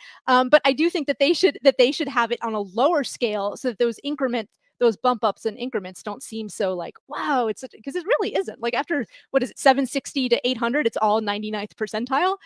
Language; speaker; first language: English; native; English